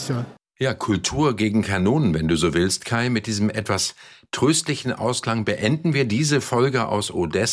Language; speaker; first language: German; native; German